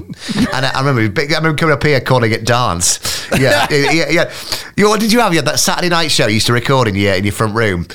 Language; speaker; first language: English; native; English